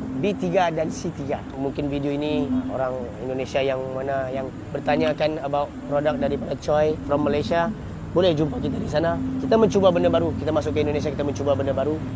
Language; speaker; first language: Malay; native; Malay